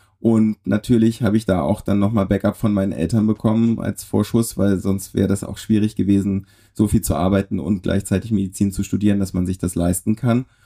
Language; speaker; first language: German; native; German